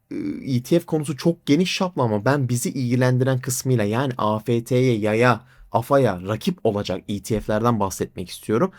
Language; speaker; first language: Turkish; native; Turkish